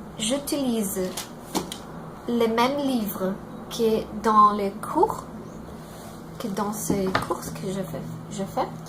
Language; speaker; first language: French; non-native, learner; Portuguese